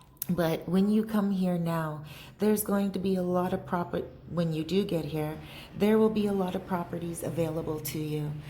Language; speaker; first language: English; native; English